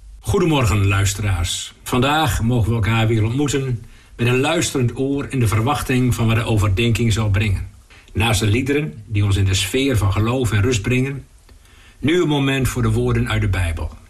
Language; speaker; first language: Dutch; native; Dutch